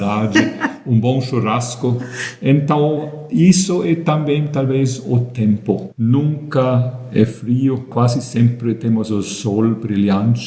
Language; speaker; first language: Portuguese; non-native, fluent; German